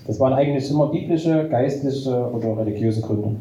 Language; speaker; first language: German; native; German